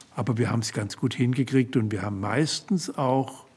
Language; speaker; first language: German; native; German